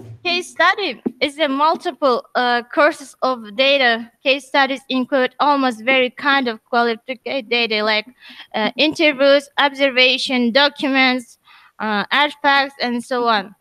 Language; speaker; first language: English; non-native, learner; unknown